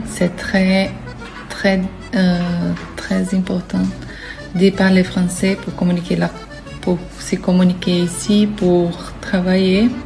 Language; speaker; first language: French; non-native, learner; Portuguese